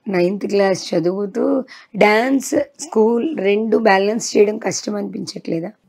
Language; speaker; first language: Telugu; native; Telugu